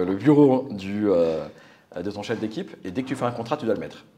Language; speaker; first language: French; native; French